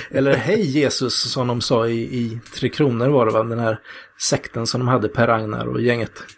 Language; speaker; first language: Swedish; native; Swedish